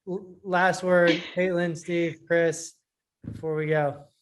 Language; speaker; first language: English; native; English